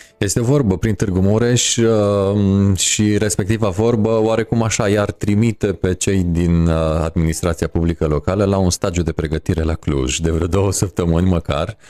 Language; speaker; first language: Romanian; native; Romanian